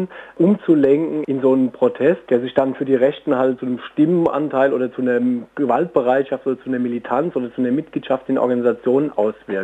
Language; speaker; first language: German; native; German